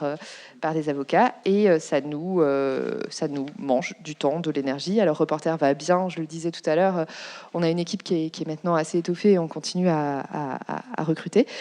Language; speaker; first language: French; native; French